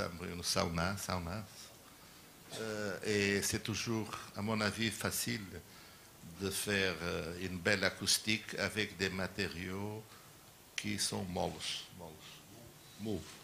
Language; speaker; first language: French; non-native, learner; Portuguese